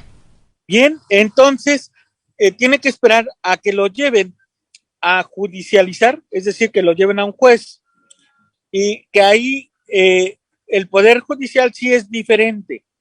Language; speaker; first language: Spanish; native; Spanish